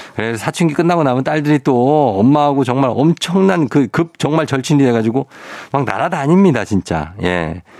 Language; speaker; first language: Korean; native; Korean